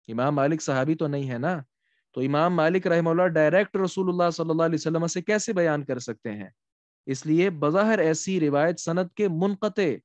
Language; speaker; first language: Urdu; non-native, local second language; Punjabi